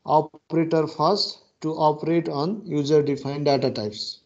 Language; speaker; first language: English; non-native, local second language; Nepali